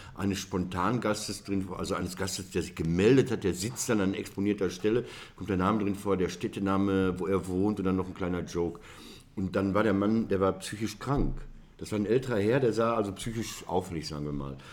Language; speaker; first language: German; native; German